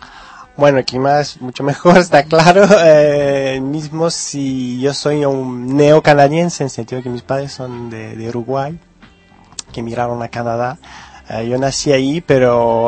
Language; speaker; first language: Spanish; early bilingual, heritage; Spanish